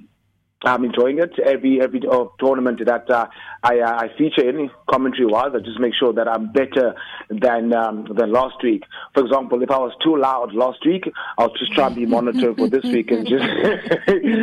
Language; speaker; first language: English; non-native, local second language; Xhosa